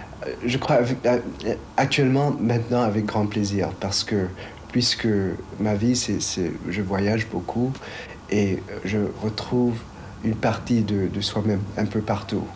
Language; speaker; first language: French; non-native, fluent; Chinese